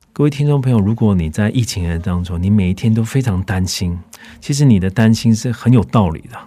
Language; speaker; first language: Chinese; native; Chinese